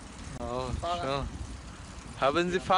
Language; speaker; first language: German; non-native, learner; Persian